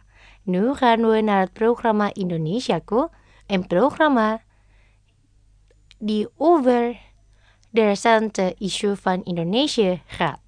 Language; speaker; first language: Dutch; non-native, fluent; Indonesian